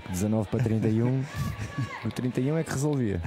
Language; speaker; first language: Portuguese; native; Portuguese